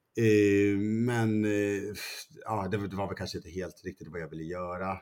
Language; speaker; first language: Swedish; early bilingual, other home language; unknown